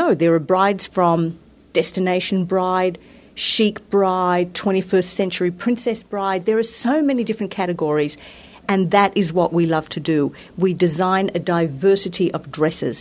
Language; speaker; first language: English; native; English